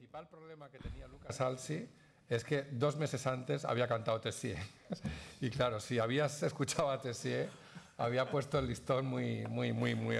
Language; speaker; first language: Spanish; native; Spanish